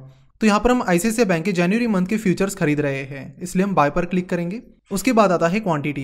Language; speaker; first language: Hindi; non-native, local second language; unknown